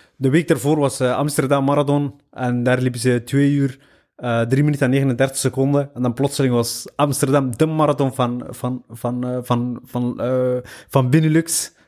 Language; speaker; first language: Dutch; early bilingual, other home language; Somali